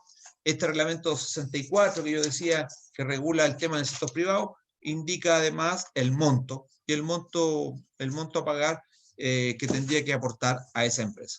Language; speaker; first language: Spanish; native; Spanish